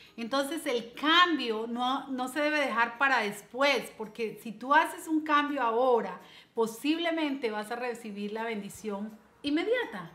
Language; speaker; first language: Spanish; native; Spanish